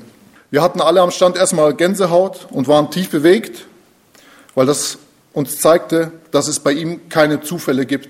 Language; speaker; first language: German; native; German